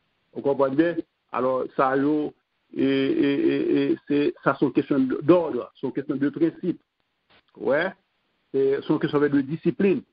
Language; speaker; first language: French; non-native, local second language; Haitian Creole